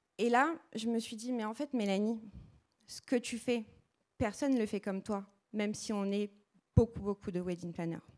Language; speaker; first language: French; early bilingual, other home language; Portuguese